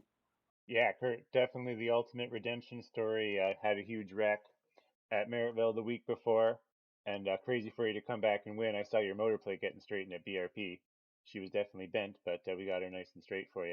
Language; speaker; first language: English; native; English